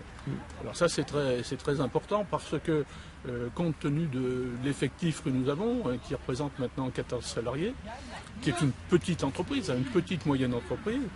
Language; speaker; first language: French; native; French